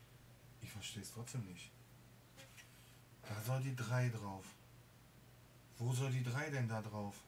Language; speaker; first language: German; native; German